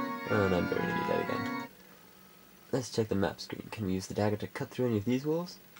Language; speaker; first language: English; native; English